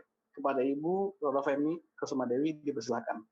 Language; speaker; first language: Indonesian; native; Indonesian